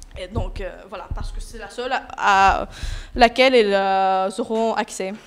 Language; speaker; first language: French; non-native, fluent; Russian